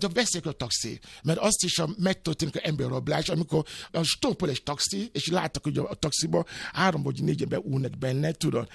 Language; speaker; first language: Hungarian; non-native, fluent; Yoruba